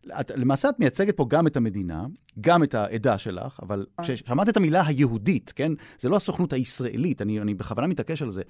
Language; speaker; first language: Hebrew; native; Hebrew